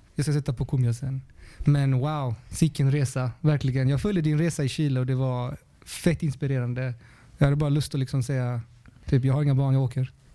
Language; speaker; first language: Swedish; early bilingual, other home language; Spanish